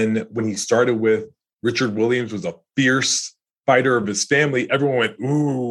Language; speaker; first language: English; native; English